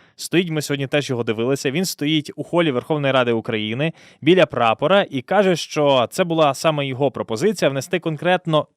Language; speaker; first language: Ukrainian; native; Ukrainian